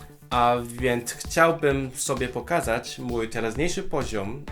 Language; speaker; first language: Polish; non-native, fluent; Cantonese